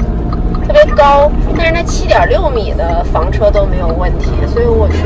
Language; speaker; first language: Chinese; native; Chinese